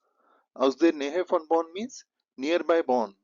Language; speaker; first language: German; non-native, fluent; Hindi